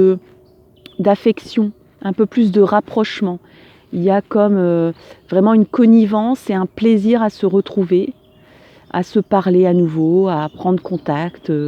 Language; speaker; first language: French; native; French